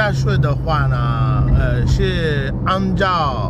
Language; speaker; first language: Chinese; non-native, fluent; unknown